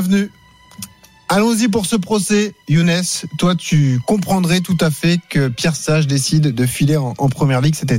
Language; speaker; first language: French; native; French